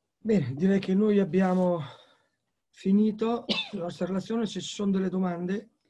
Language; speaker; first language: Italian; native; Italian